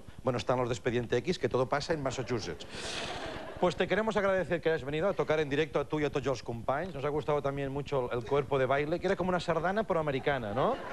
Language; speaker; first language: Spanish; non-native, local second language; Catalan